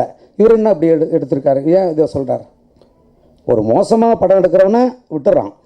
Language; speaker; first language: Tamil; native; Tamil